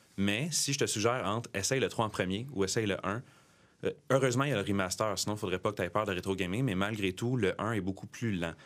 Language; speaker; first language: French; native; French